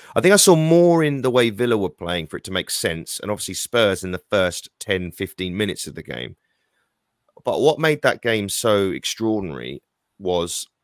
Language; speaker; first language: English; native; English